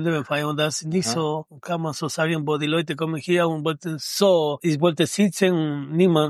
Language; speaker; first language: German; non-native, learner; Spanish